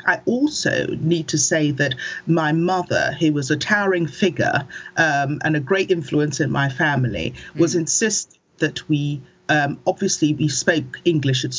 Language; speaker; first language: English; early bilingual, other home language; Akan